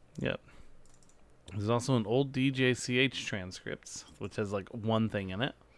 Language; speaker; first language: English; native; English